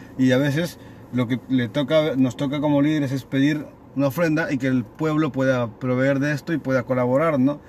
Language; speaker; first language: Spanish; native; Spanish